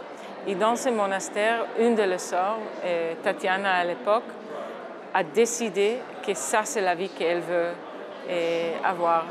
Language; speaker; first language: French; non-native, fluent; Hebrew